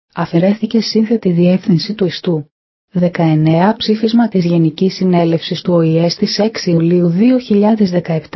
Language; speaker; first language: Greek; native; Greek